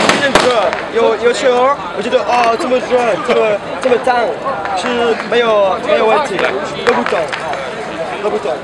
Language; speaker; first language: Chinese; non-native, learner; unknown